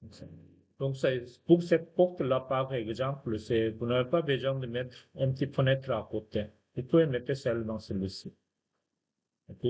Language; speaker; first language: French; non-native, fluent; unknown